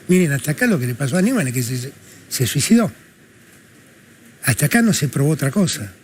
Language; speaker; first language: Spanish; native; Spanish